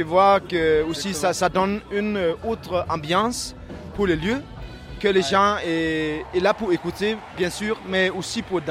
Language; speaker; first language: French; non-native, learner; Danish